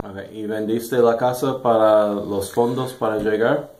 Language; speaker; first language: Spanish; non-native, learner; English